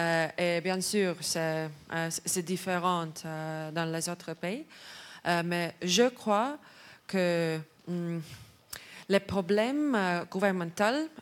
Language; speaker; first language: French; non-native, learner; Estonian